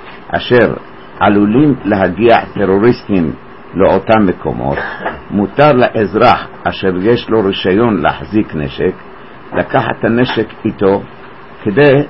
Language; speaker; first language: Hebrew; native; Hebrew